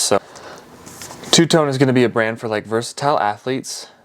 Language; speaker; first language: English; native; English